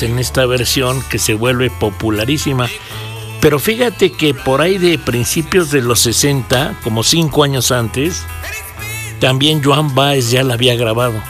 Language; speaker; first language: Spanish; native; Spanish